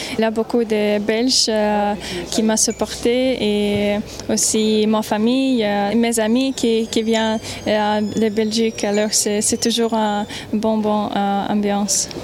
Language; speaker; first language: French; non-native, learner; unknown